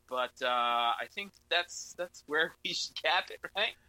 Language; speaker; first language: English; early bilingual, other home language; Spanish